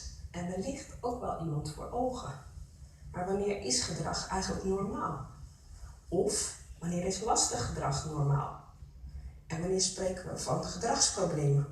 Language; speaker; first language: Dutch; native; Dutch